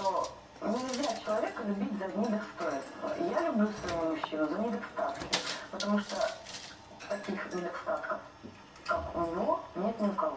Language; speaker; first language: Russian; native; Russian